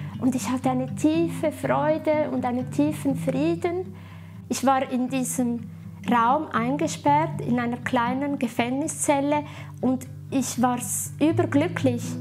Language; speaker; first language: German; early bilingual, other home language; Italian